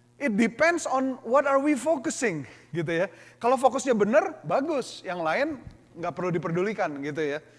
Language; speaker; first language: Indonesian; native; Indonesian